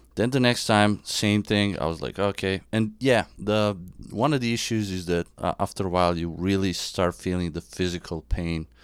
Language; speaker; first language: English; non-native, fluent; Serbian